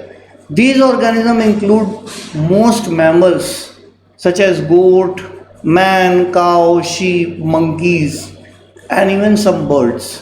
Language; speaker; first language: English; non-native, local second language; Hindi